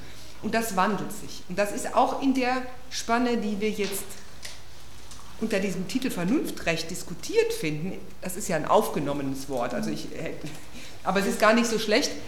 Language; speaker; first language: German; native; German